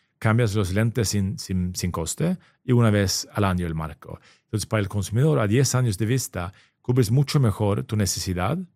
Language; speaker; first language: Spanish; non-native, fluent; Swedish